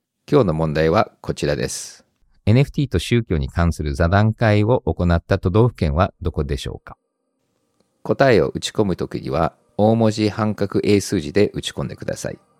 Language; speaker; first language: Japanese; early bilingual, heritage; Japanese